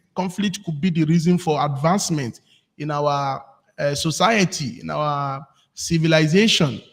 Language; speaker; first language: English; non-native, local second language; Yoruba